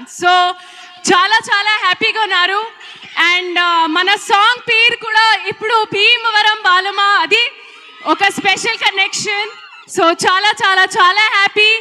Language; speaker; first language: Telugu; non-native, learner; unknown